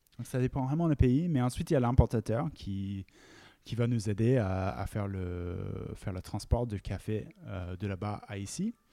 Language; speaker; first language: French; non-native, fluent; English